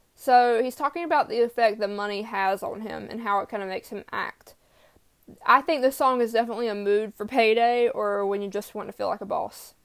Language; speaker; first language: English; native; English